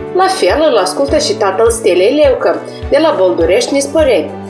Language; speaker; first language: Romanian; native; Romanian